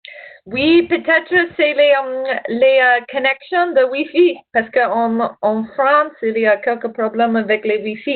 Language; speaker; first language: French; non-native, learner; English